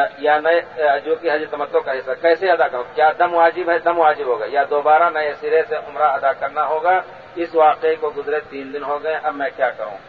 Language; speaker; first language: Urdu; native; Urdu